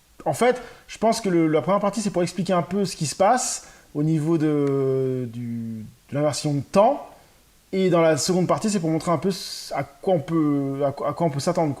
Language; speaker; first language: French; native; French